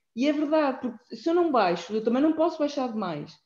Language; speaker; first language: Portuguese; native; Portuguese